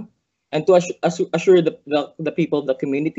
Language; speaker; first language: English; non-native, local second language; Cebuano